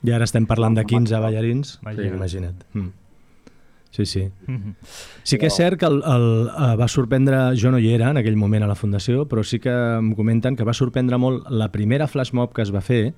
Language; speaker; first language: Catalan; native; Catalan